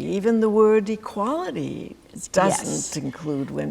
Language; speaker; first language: English; native; English